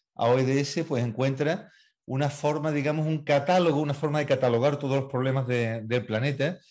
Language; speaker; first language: Spanish; native; Spanish